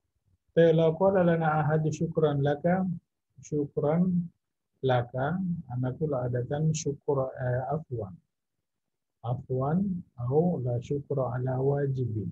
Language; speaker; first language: Arabic; non-native, fluent; Indonesian